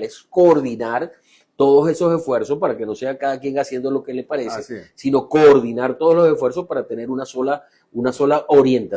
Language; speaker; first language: Spanish; native; Spanish